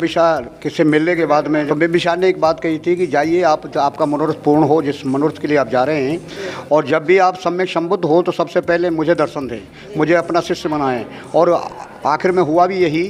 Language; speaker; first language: Hindi; native; Hindi